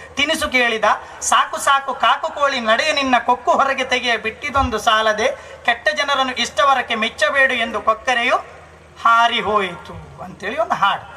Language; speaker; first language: Kannada; native; Kannada